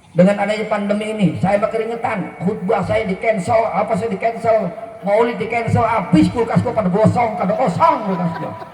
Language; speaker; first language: Indonesian; native; Indonesian